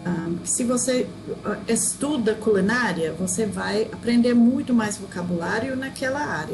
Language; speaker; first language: Portuguese; non-native, fluent; English